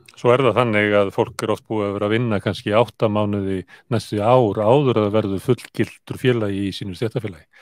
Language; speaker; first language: Icelandic; native; Icelandic